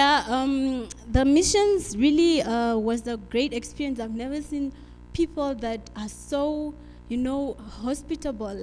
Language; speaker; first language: English; non-native, local second language; Afrikaans